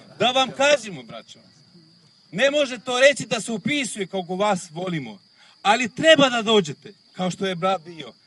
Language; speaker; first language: Bosnian; non-native, local second language; Romany